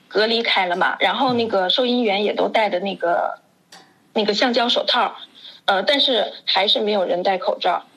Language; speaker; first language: Chinese; native; Chinese